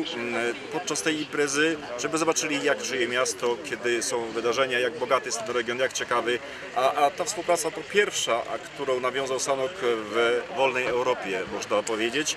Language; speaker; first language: Polish; native; Polish